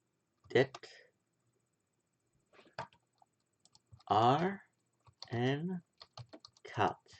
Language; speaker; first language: Swedish; non-native, learner; English